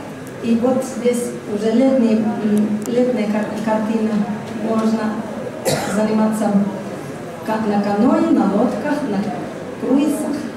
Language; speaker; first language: Russian; non-native, fluent; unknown